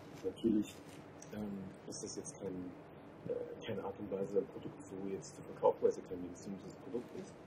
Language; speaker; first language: German; native; German